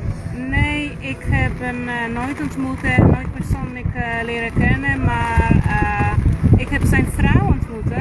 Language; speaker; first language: Dutch; non-native, fluent; Polish